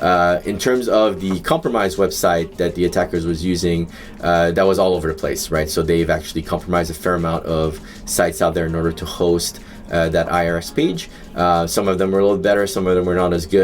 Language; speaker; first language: English; native; English